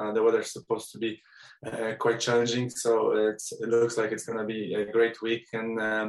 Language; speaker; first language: English; non-native, fluent; Polish